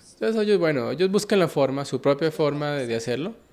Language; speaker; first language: Spanish; non-native, fluent; Finnish